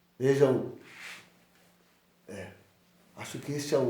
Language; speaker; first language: Portuguese; native; Portuguese